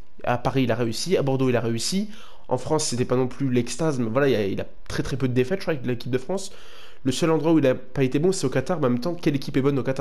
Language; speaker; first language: French; native; French